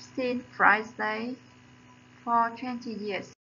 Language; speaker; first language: English; non-native, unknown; Vietnamese